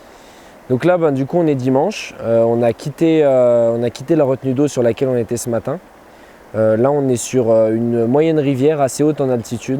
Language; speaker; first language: French; native; French